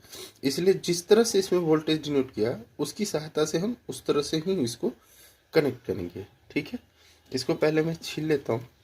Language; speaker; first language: Hindi; native; Hindi